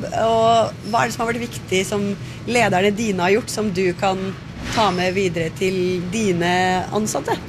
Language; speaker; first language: Norwegian; native; Norwegian